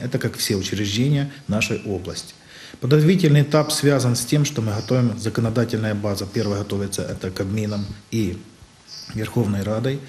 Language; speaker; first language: Russian; native; Russian